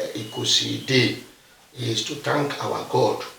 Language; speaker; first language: English; non-native, local second language; Yoruba